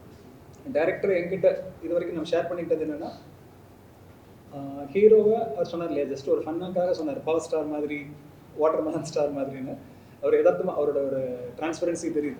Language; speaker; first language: Tamil; native; Tamil